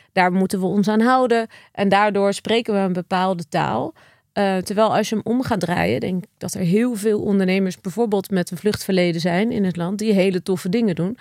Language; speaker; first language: Dutch; native; Dutch